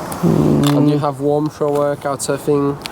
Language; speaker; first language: English; non-native, fluent; French